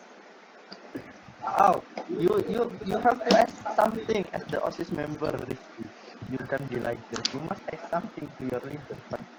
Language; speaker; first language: English; non-native, learner; Indonesian